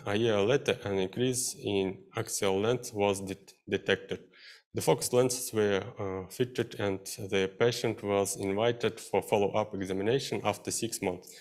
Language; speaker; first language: English; non-native, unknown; Russian